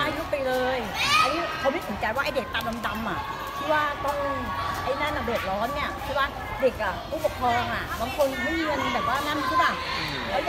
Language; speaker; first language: Thai; native; Thai